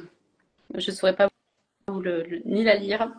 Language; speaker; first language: French; native; French